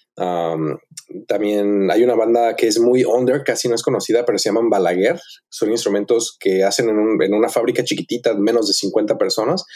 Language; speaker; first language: Spanish; native; Spanish